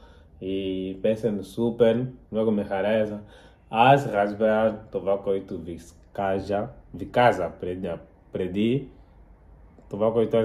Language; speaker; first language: Bulgarian; non-native, learner; Portuguese